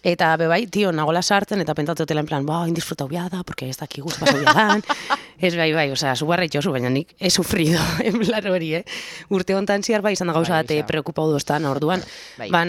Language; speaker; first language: Basque; native; Basque